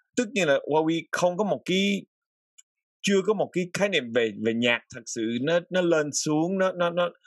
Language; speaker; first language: Vietnamese; early bilingual, heritage; Vietnamese